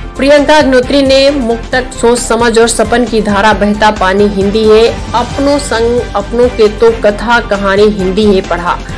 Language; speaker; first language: Hindi; native; Hindi